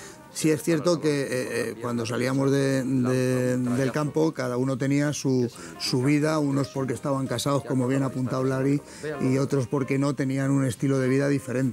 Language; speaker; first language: Spanish; native; Spanish